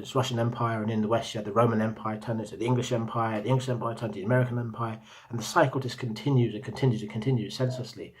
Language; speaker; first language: English; native; English